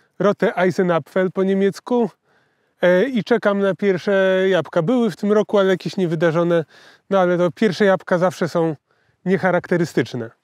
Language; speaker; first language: Polish; native; Polish